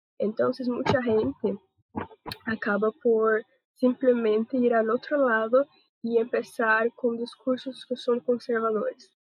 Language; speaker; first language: Spanish; non-native, learner; Portuguese